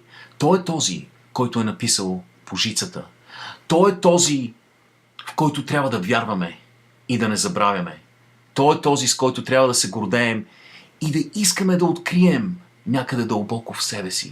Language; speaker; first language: Bulgarian; native; Bulgarian